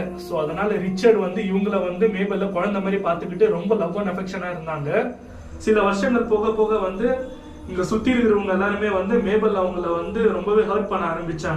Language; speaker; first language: Tamil; native; Tamil